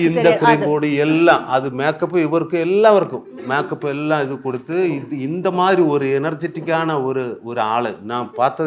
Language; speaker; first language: Tamil; non-native, learner; Malayalam